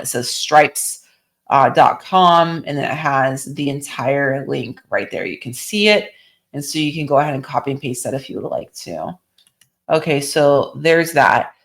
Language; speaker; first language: English; native; English